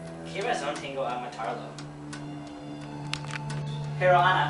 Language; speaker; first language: Spanish; non-native, learner; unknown